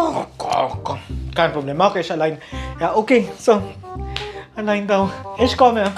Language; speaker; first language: German; non-native, learner; Filipino